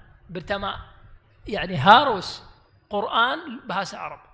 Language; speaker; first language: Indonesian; non-native, learner; Arabic